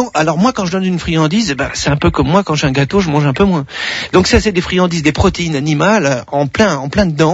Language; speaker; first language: French; native; French